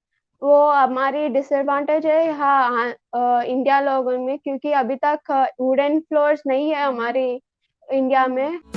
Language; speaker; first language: Hindi; non-native, local second language; Telugu